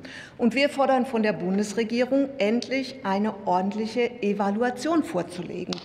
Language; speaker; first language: German; native; German